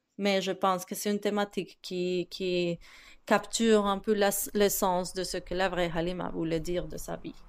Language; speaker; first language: French; non-native, fluent; Spanish